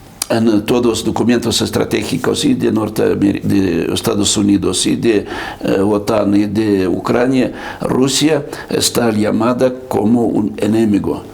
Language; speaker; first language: Spanish; non-native, fluent; Russian